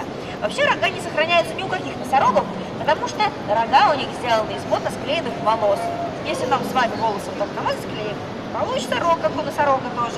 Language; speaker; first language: Russian; native; Russian